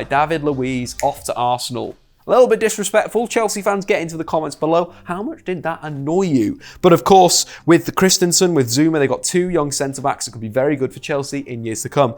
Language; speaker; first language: English; native; English